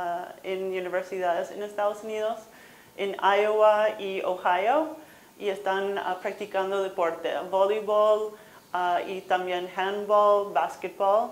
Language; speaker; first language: Spanish; non-native, fluent; English